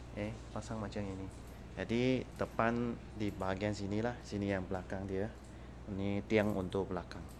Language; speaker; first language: Malay; non-native, local second language; Chinese